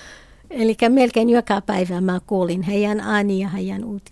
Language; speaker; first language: Finnish; non-native, learner; Kurdish